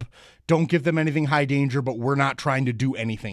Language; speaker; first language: English; native; English